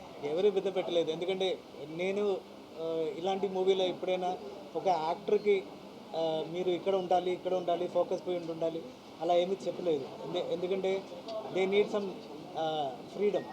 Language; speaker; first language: Telugu; non-native, learner; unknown